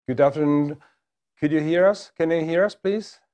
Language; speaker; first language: English; non-native, fluent; Czech